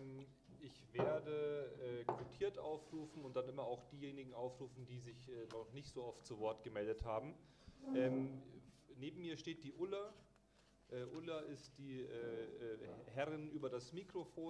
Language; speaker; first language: German; native; German